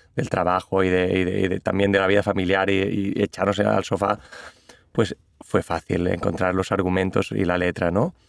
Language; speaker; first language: Spanish; non-native, local second language; Catalan